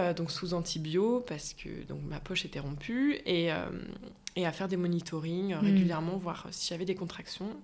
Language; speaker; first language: French; native; French